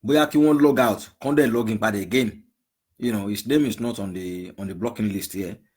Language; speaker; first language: English; non-native, local second language; Yoruba